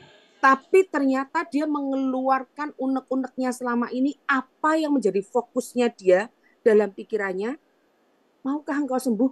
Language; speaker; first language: Indonesian; native; Indonesian